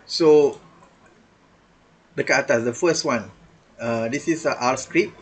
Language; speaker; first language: English; non-native, local second language; Malay